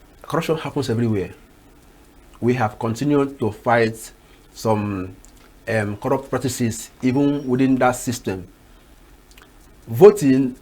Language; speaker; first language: English; non-native, local second language; Igbo